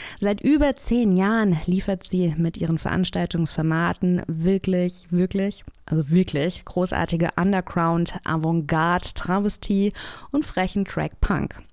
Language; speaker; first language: German; native; German